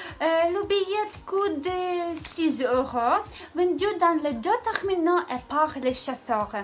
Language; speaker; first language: French; non-native, learner; Ukrainian